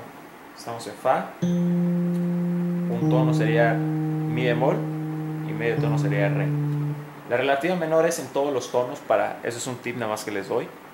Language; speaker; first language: Spanish; native; Spanish